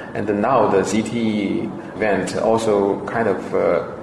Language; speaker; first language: English; non-native, fluent; Chinese